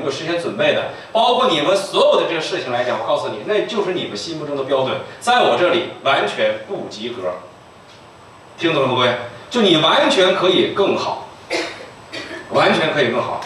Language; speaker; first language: Chinese; native; Chinese